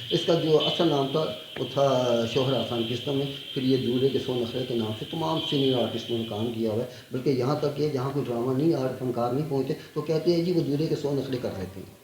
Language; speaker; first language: Urdu; non-native, local second language; Punjabi